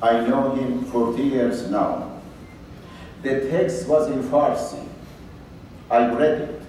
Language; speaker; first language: English; non-native, fluent; Persian